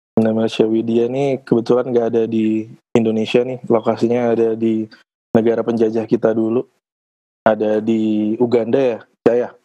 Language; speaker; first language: Indonesian; native; Indonesian